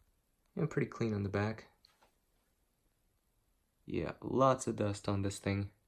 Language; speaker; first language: English; native; English